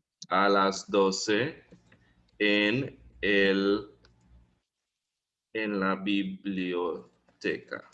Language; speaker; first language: Spanish; non-native, fluent; English